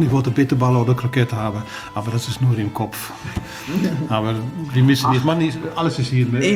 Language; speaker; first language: German; non-native, learner; Dutch